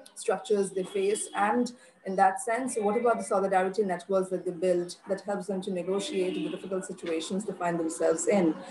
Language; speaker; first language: English; non-native, local second language; Bangla